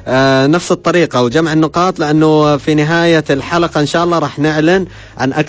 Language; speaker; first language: Arabic; native; Arabic